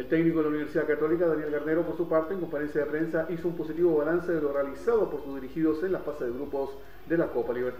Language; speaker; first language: Spanish; native; Spanish